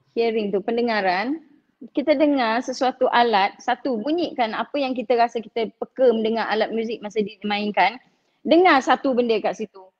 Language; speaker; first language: Malay; native; Malay